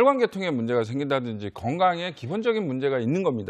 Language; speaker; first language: Korean; native; Korean